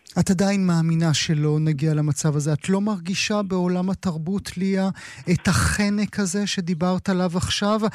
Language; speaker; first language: Hebrew; native; Hebrew